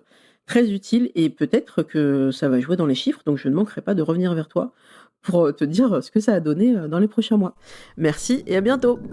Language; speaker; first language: French; native; French